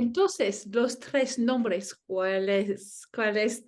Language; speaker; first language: Spanish; non-native, learner; French